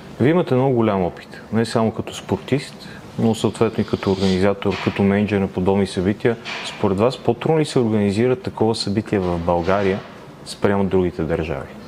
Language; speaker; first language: Bulgarian; native; Bulgarian